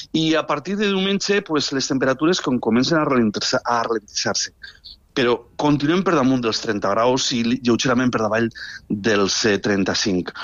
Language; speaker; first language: Catalan; native; Catalan